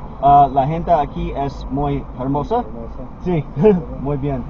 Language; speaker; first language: Spanish; non-native, learner; English